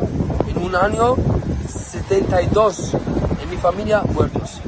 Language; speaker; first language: Spanish; non-native, learner; Arabic